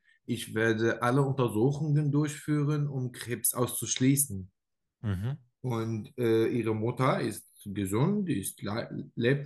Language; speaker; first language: German; non-native, learner; Arabic